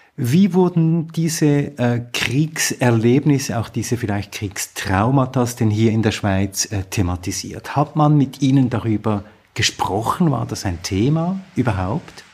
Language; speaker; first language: German; native; German